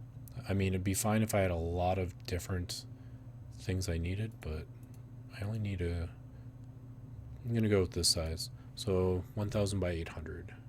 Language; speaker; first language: English; native; English